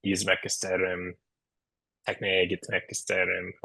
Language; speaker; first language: Turkish; non-native, learner; English